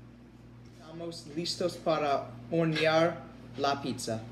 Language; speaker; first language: Spanish; non-native, learner; English